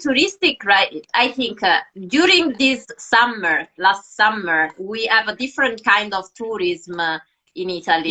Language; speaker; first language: English; non-native, fluent; Italian